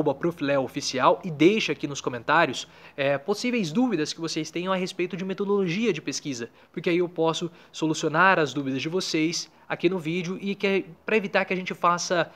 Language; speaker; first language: Portuguese; native; Portuguese